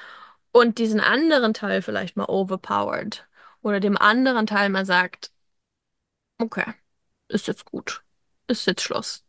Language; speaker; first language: German; native; German